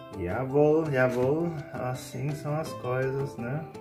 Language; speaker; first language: Portuguese; non-native, learner; German